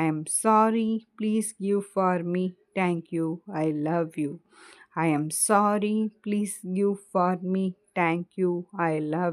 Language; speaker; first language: English; non-native, learner; Tamil